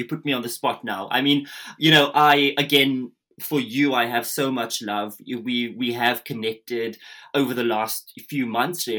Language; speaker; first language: English; native; English